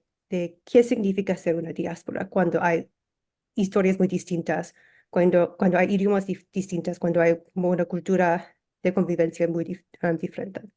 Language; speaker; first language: Spanish; early bilingual, heritage; English